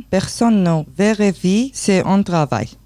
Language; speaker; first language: French; non-native, learner; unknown